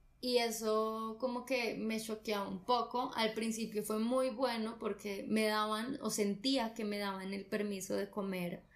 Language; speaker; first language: Spanish; native; Spanish